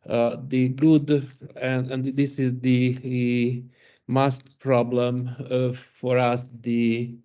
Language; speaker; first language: English; non-native, learner; Hungarian